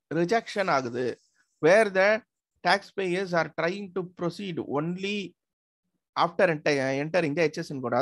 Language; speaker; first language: English; non-native, local second language; Tamil